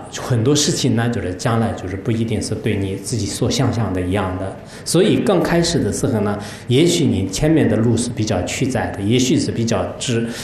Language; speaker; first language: Chinese; non-native, local second language; Tibetan